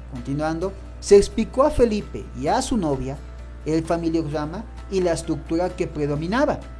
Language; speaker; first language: Spanish; native; Spanish